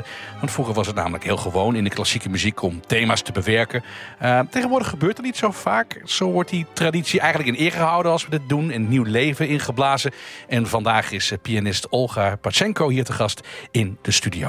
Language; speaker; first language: Dutch; native; Dutch